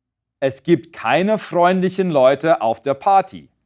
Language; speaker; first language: German; non-native, fluent; English